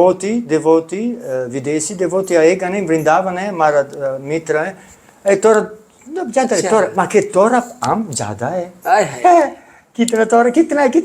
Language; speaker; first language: Hindi; non-native, learner; Italian